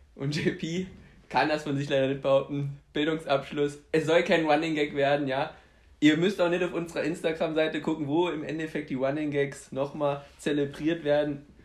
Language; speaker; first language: German; early bilingual, other home language; Polish